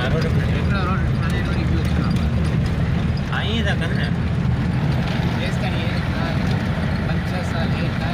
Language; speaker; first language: Hindi; non-native, local second language; Sindhi